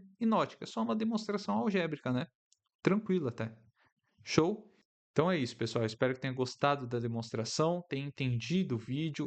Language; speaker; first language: Portuguese; native; Portuguese